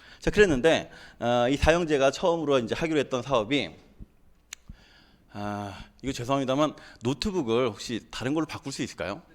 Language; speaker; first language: Korean; native; Korean